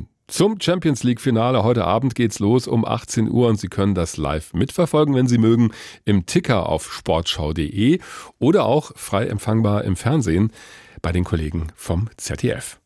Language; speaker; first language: German; native; German